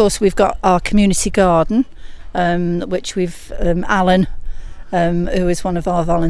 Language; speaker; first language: English; native; English